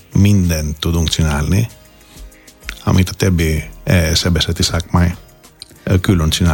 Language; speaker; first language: Hungarian; non-native, learner; Greek